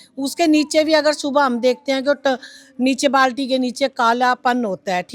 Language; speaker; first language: Hindi; native; Hindi